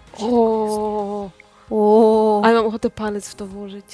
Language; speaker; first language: Polish; native; Polish